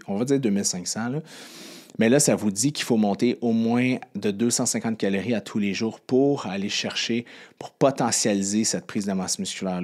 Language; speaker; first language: French; native; French